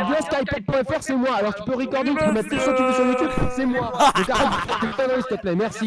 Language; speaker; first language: French; native; French